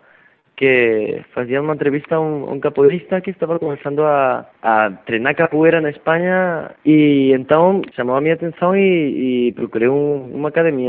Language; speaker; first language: Portuguese; non-native, fluent; Spanish